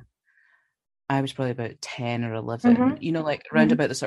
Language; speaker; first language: English; native; English